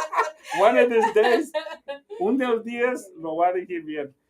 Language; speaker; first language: Spanish; non-native, learner; English